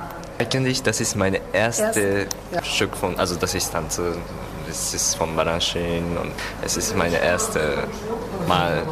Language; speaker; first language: German; non-native, learner; Japanese